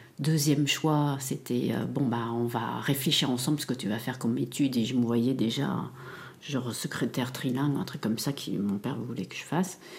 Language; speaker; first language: French; early bilingual, other home language; Khmer